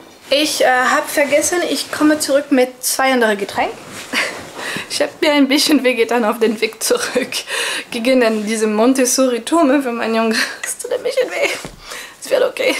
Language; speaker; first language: German; non-native, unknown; French